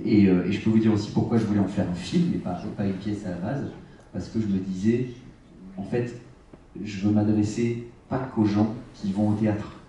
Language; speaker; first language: French; native; French